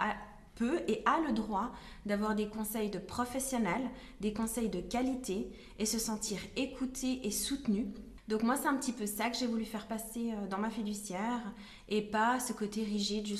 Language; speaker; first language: French; native; French